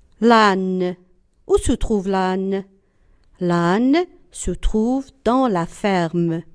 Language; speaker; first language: French; non-native, local second language; Arabic